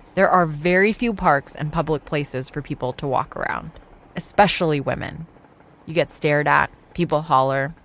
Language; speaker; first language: English; non-native, local second language; Urdu